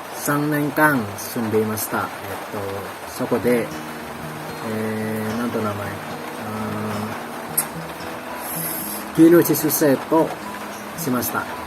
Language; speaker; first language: Japanese; non-native, learner; Indonesian